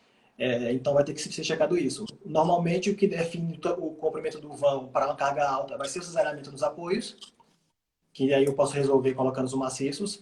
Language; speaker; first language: Portuguese; native; Portuguese